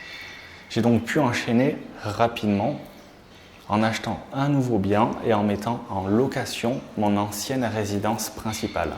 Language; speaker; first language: French; native; French